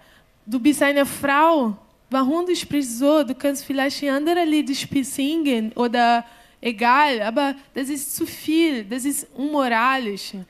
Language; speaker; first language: German; non-native, learner; Portuguese